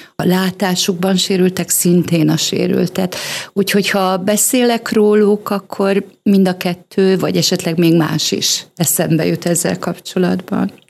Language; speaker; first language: Hungarian; native; Hungarian